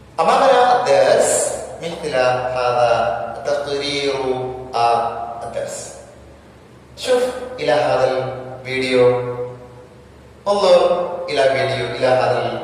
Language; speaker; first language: Arabic; non-native, fluent; Malayalam